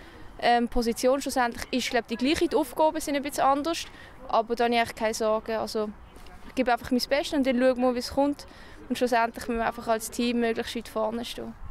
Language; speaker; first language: German; native; German